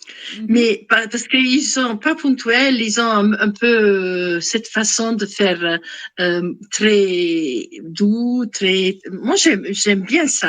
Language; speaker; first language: French; non-native, fluent; Italian